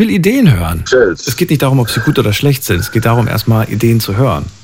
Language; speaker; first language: German; native; German